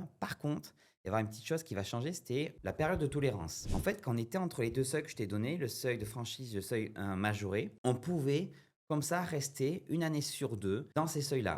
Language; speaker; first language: French; native; French